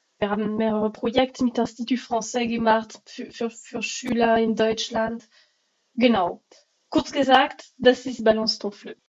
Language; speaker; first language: German; non-native, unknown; French